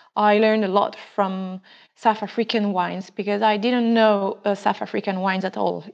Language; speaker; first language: English; non-native, fluent; French